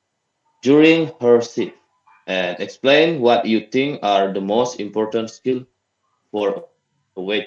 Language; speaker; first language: English; non-native, fluent; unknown